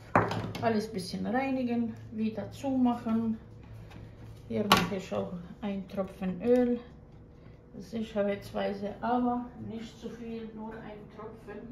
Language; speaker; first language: German; non-native, fluent; Croatian